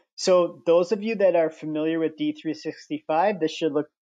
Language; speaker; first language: English; native; English